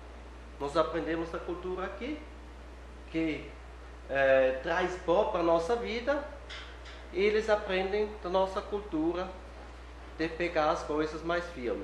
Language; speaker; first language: Portuguese; non-native, fluent; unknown